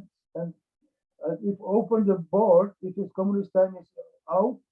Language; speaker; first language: English; non-native, learner; Czech